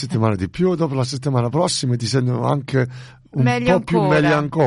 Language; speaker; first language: Italian; early bilingual, heritage; Italian